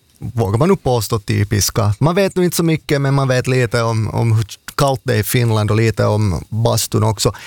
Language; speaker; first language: Swedish; native; Swedish